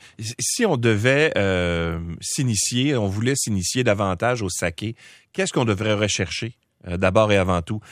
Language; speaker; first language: French; native; French